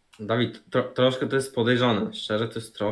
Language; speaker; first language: Polish; native; Polish